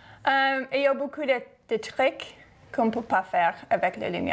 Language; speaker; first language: French; non-native, fluent; English